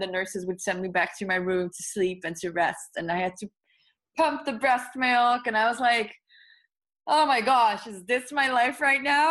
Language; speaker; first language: English; non-native, fluent; Dutch